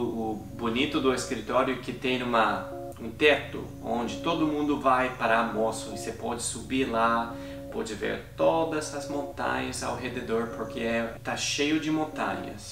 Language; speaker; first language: Portuguese; non-native, fluent; English